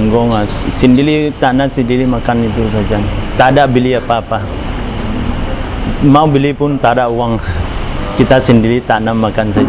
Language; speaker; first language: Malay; non-native, learner; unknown